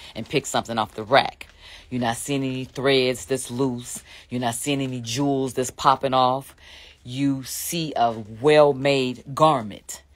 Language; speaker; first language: English; native; English